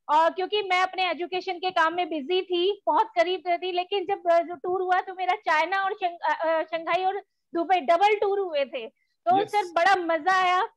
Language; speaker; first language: Hindi; native; Hindi